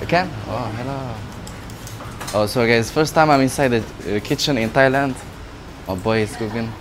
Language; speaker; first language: English; non-native, learner; Arabic